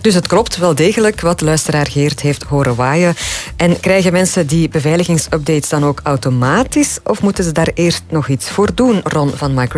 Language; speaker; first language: Dutch; native; Dutch